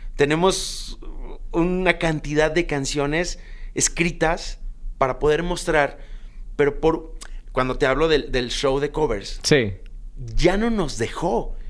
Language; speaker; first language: Spanish; native; Spanish